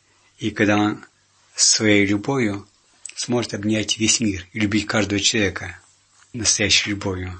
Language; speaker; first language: Russian; native; Russian